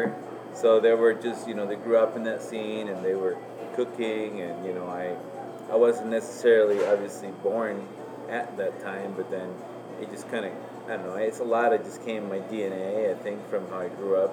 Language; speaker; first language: English; non-native, fluent; Spanish